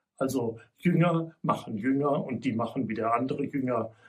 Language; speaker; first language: German; native; German